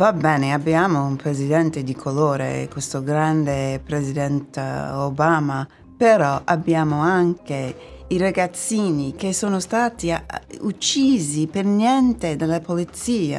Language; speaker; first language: Italian; non-native, fluent; English